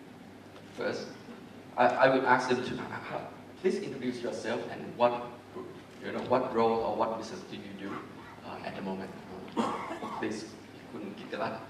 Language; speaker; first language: English; non-native, fluent; Thai